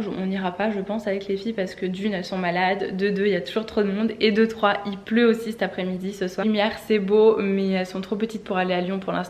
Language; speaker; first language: French; native; French